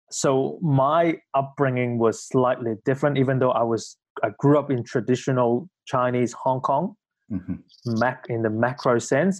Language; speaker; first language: English; non-native, local second language; Cantonese